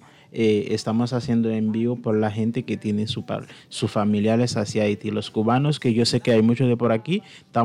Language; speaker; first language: Spanish; non-native, fluent; Haitian Creole